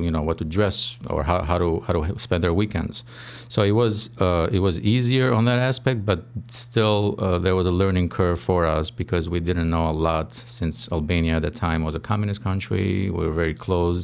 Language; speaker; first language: English; non-native, fluent; Albanian